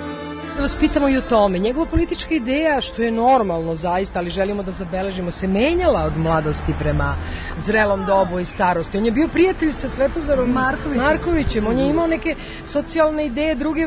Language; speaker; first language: Serbian; native; Serbian